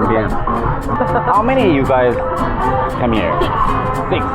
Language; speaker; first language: English; non-native, learner; Korean